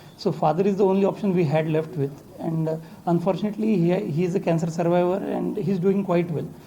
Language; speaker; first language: English; non-native, local second language; Telugu